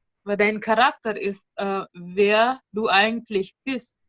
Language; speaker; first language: German; non-native, fluent; Indonesian